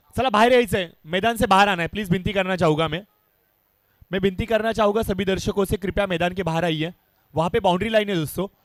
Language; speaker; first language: Hindi; non-native, local second language; Marathi